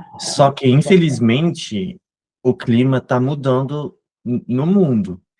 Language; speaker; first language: Portuguese; non-native, fluent; French